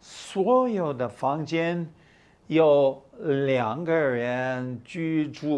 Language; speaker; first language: Chinese; non-native, fluent; English